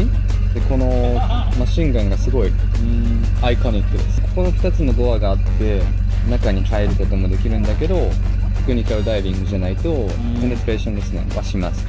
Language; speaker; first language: Japanese; native; Japanese